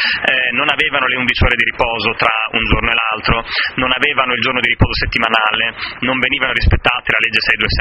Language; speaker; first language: Italian; native; Italian